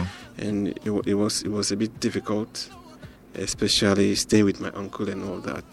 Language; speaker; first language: English; non-native, local second language; Ewe